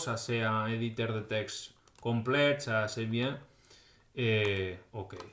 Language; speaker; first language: French; non-native, fluent; Spanish